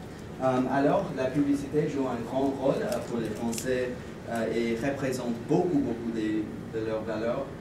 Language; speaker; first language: French; non-native, learner; English